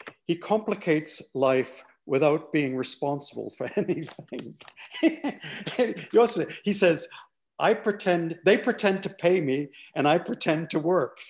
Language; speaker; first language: English; native; English